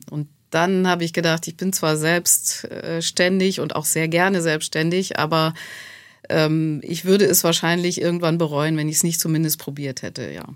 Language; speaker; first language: German; native; German